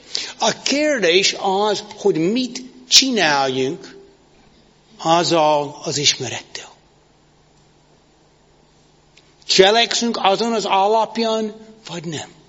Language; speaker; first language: Hungarian; non-native, fluent; English